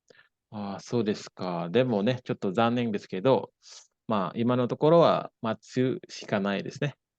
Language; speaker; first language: Japanese; non-native, fluent; Indonesian